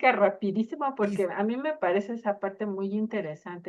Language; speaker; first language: Spanish; native; Spanish